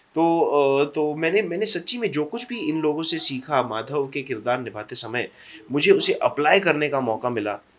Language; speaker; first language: Hindi; non-native, local second language; English